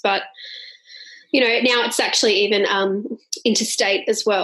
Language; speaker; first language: English; native; English